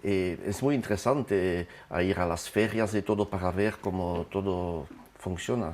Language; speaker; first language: Spanish; non-native, fluent; French